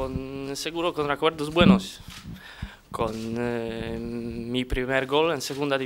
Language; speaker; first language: Spanish; non-native, fluent; Polish